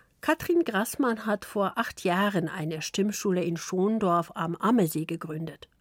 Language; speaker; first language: German; early bilingual, other home language; Polish